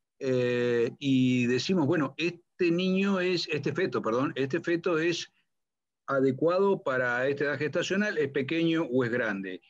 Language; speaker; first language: Spanish; native; Spanish